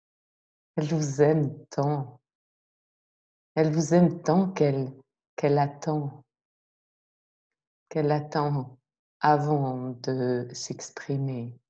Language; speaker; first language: French; native; French